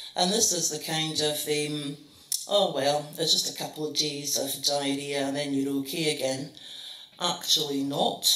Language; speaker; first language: English; native; English